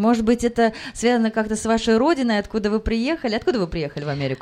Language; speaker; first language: Russian; native; Russian